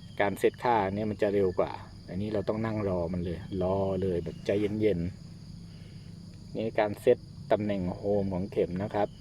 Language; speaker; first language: Thai; native; Thai